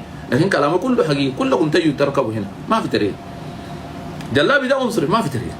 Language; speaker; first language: Arabic; native; Arabic